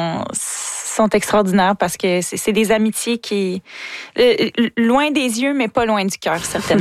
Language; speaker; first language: French; native; French